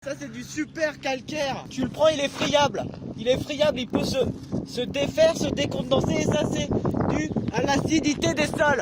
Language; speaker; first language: French; native; French